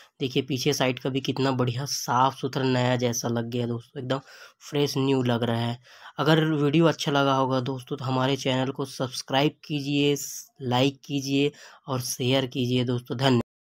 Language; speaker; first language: Hindi; native; Hindi